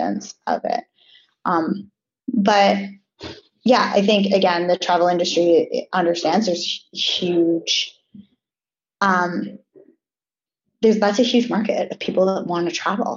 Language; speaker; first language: English; native; English